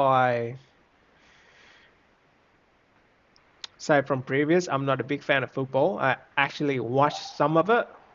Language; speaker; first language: English; non-native, fluent; Vietnamese